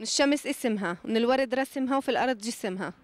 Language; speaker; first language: Arabic; native; Arabic